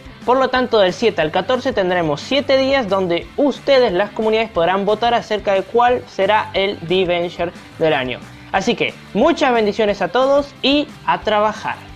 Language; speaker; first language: Spanish; native; Spanish